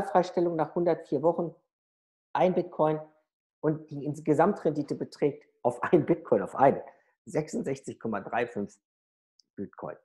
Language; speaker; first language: German; native; German